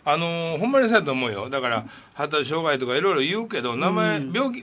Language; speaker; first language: Japanese; native; Japanese